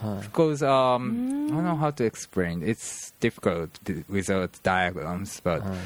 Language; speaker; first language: English; non-native, fluent; Japanese